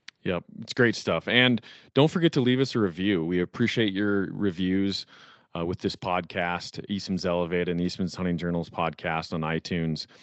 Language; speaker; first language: English; native; English